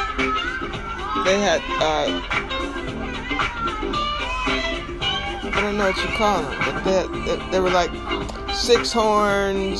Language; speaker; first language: English; native; English